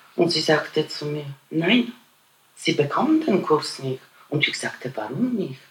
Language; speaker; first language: German; non-native, fluent; Polish